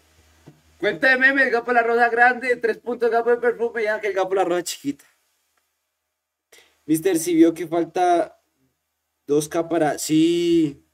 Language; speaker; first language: Spanish; native; Spanish